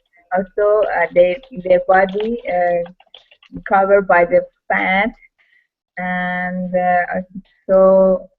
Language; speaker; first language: English; non-native, learner; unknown